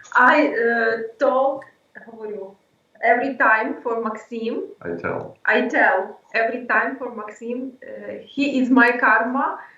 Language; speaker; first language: English; non-native, learner; Ukrainian